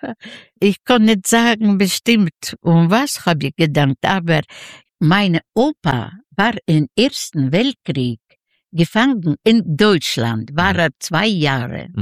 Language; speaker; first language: German; non-native, learner; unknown